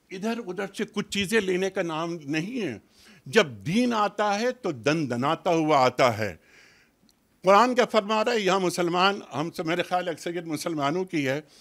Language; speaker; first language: Urdu; native; Urdu